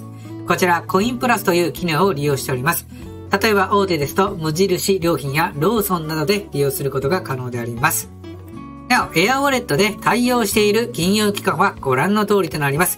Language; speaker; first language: Japanese; native; Japanese